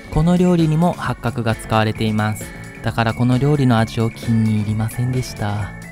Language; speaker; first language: Japanese; native; Japanese